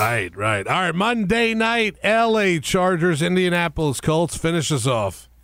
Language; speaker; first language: English; native; English